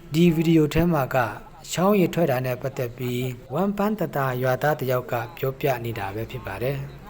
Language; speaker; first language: Burmese; non-native, local second language; Pa'o Karen